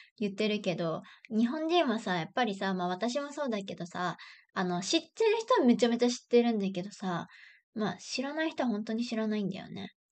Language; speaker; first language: Japanese; native; Japanese